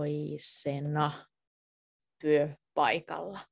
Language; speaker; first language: Finnish; native; Finnish